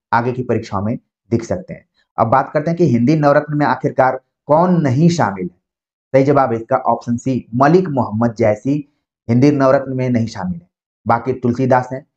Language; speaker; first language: Hindi; native; Hindi